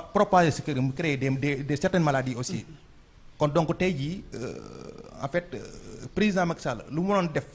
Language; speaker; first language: French; non-native, local second language; Wolof